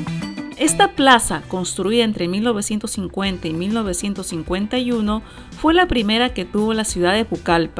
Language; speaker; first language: Spanish; native; Spanish